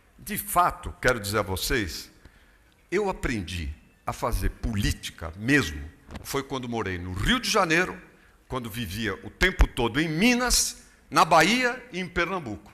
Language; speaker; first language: Portuguese; native; Portuguese